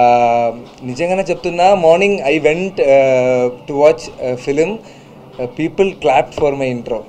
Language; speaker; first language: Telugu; non-native, learner; Malayalam